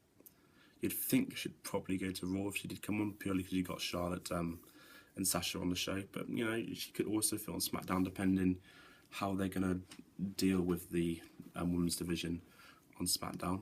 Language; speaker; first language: English; native; English